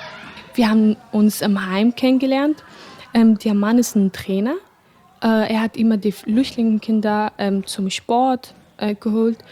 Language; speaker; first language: German; non-native, fluent; Arabic